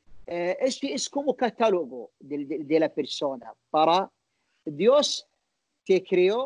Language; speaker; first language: Spanish; non-native, learner; Arabic